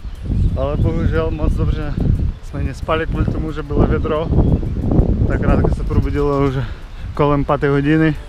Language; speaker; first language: Czech; non-native, learner; Russian